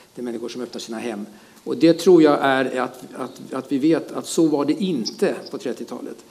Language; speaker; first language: Swedish; early bilingual, other home language; German